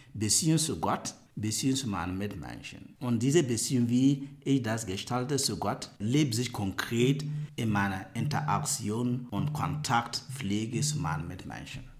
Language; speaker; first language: German; non-native, fluent; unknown